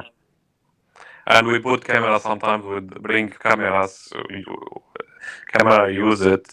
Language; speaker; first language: English; non-native, learner; Arabic